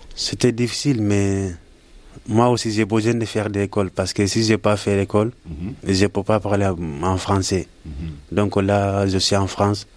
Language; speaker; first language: French; non-native, learner; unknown